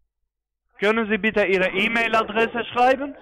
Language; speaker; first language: German; non-native, fluent; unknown